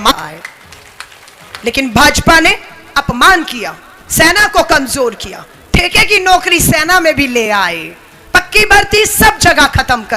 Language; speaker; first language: Hindi; native; Hindi